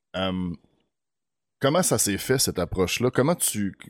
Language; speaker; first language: French; native; French